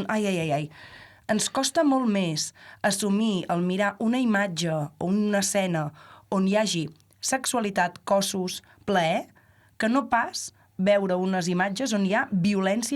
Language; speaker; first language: Catalan; native; Catalan